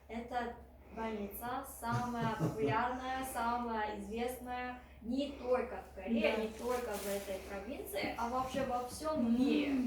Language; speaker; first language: Russian; non-native, fluent; Korean